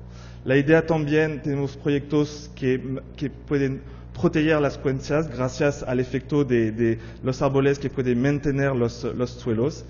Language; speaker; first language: Spanish; non-native, fluent; French